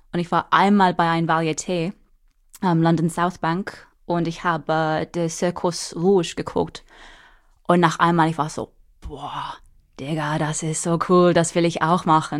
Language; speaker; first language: German; non-native, fluent; English